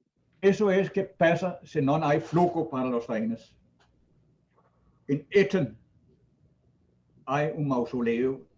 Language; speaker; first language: Spanish; non-native, fluent; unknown